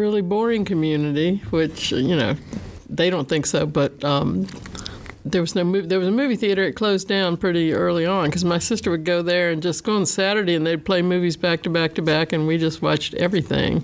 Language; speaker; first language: English; native; English